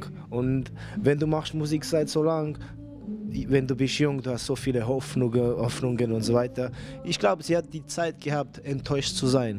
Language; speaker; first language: German; non-native, fluent; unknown